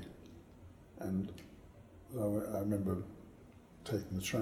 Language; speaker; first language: English; native; English